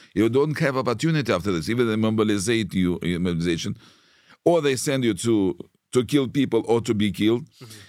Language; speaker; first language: English; non-native, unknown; Russian